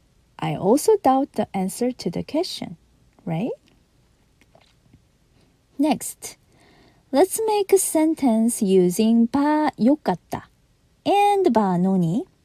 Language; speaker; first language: English; non-native, fluent; Japanese